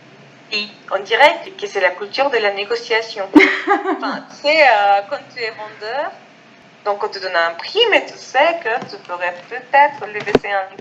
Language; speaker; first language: French; non-native, fluent; Spanish